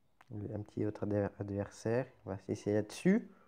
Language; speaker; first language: French; native; French